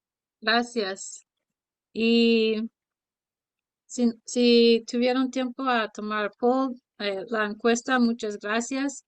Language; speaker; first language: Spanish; early bilingual, heritage; Spanish